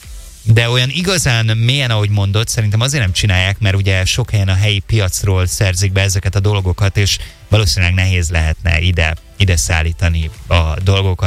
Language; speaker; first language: Hungarian; native; Hungarian